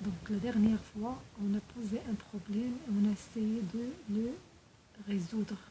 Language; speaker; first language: French; non-native, local second language; Arabic